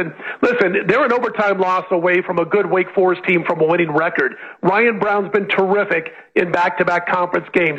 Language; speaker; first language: English; native; English